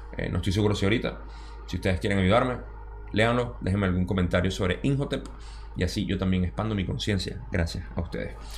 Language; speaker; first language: Spanish; early bilingual, heritage; Spanish